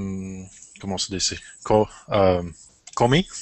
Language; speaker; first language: Spanish; non-native, learner; English